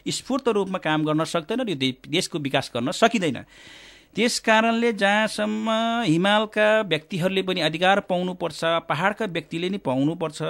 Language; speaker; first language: Nepali; non-native, local second language; Eastern Tamang